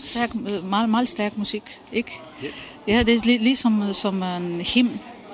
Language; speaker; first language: Danish; non-native, fluent; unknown